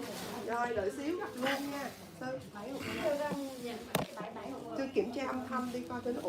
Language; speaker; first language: Vietnamese; native; Vietnamese